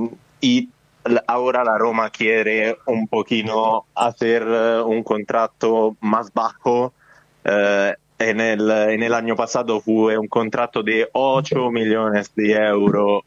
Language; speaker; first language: Spanish; non-native, fluent; Italian